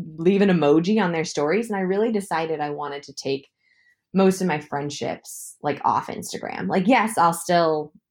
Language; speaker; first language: English; native; English